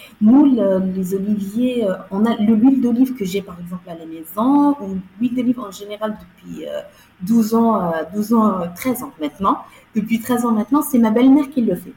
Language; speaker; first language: French; non-native, local second language; Arabic